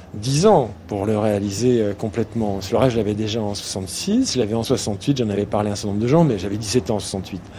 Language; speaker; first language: French; native; French